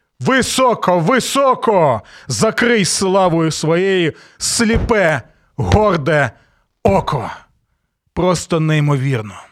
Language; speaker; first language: Ukrainian; non-native, local second language; Russian